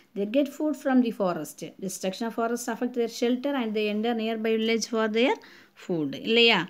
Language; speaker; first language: English; non-native, local second language; Tamil